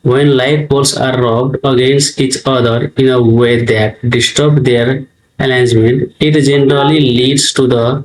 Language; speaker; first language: English; non-native, local second language; Nepali